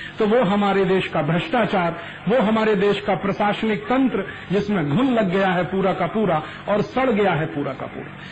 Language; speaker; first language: Hindi; native; Hindi